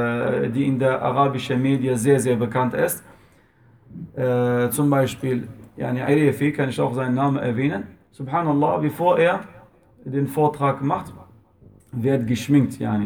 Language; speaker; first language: German; non-native, fluent; Arabic